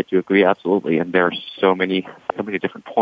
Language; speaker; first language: English; non-native, fluent; Danish